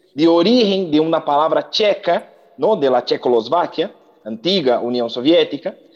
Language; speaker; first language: Spanish; non-native, learner; Portuguese